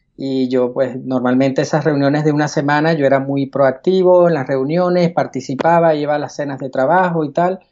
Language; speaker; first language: Spanish; native; Spanish